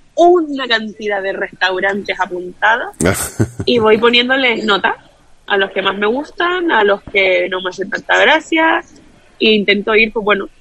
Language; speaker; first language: Spanish; native; Spanish